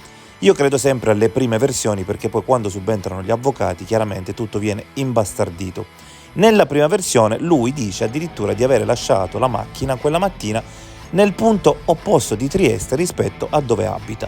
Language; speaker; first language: Italian; native; Italian